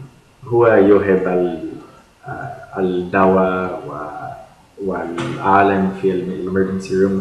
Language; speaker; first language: Arabic; non-native, learner; English